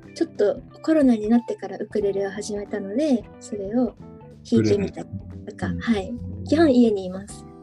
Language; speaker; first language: Japanese; native; Japanese